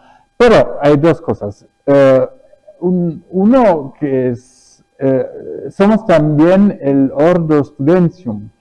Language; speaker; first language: Spanish; early bilingual, other home language; German